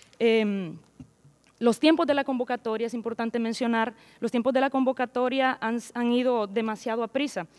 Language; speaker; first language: Spanish; native; Spanish